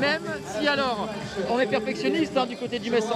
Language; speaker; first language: French; native; French